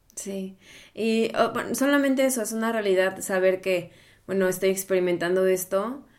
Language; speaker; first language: Spanish; native; Spanish